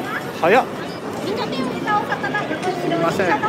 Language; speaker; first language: Japanese; non-native, fluent; Chinese